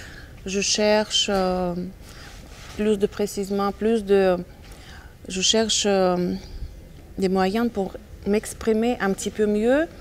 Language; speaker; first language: French; non-native, fluent; Russian